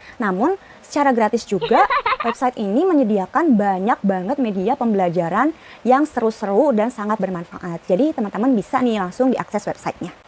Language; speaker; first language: Indonesian; native; Indonesian